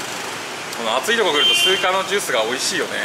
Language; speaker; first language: Japanese; native; Japanese